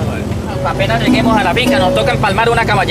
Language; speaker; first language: Spanish; native; Spanish